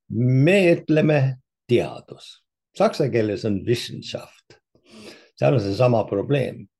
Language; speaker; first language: Estonian; early bilingual, heritage; Estonian